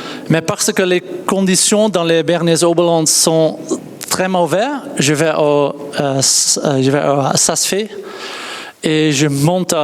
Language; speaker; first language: French; non-native, learner; Dutch